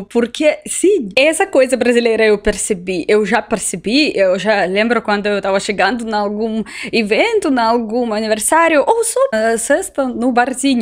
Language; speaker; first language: Portuguese; non-native, learner; Russian